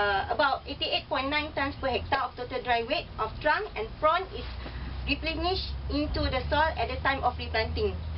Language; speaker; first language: English; non-native, local second language; Malay